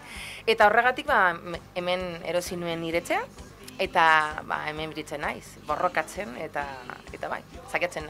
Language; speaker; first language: Basque; non-native, local second language; Spanish